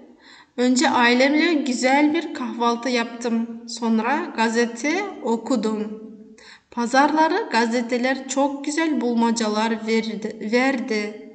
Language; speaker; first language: Turkish; non-native, fluent; Kazakh